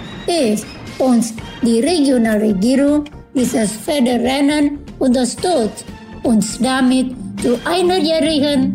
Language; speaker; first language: German; non-native, fluent; Indonesian